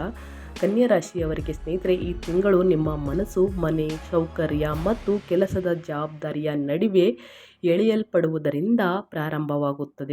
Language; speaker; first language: Kannada; native; Kannada